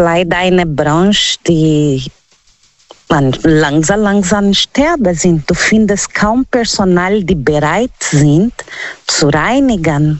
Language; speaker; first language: German; non-native, learner; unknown